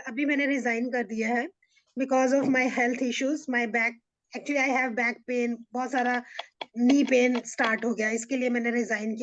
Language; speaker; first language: Hindi; native; Hindi